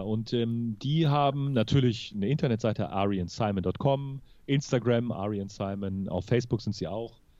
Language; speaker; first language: German; native; German